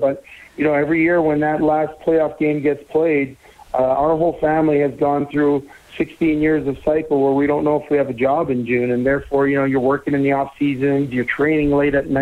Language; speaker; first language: English; native; English